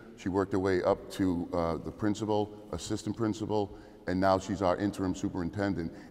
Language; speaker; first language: English; native; English